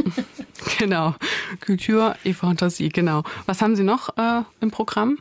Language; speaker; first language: German; native; German